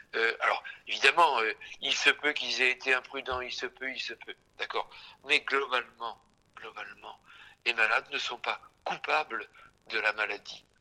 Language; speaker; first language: French; native; French